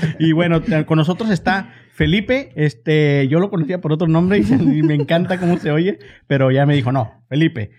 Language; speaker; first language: Spanish; native; Spanish